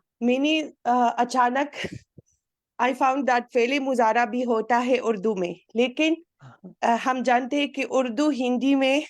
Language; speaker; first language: Hindi; non-native, fluent; Arabic